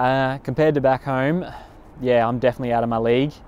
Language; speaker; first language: English; native; English